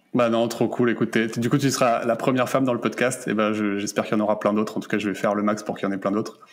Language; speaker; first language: French; native; French